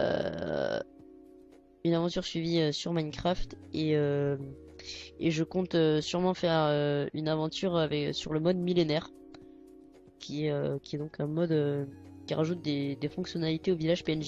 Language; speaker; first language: French; native; French